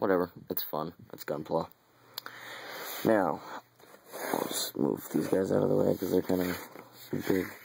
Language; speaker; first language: English; native; English